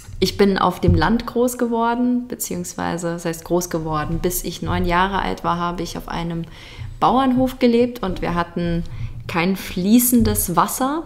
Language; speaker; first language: German; early bilingual, other home language; Russian